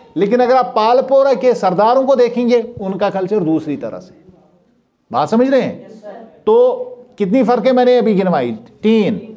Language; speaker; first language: Urdu; non-native, local second language; Kashmiri